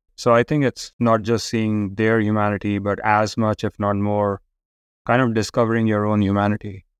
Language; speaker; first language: English; non-native, local second language; Hindi